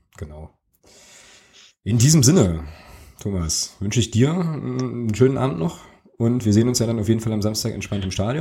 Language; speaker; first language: German; native; German